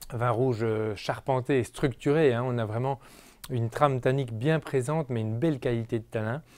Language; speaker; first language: French; native; French